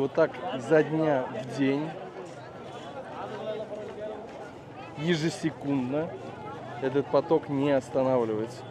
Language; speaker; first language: Russian; native; Russian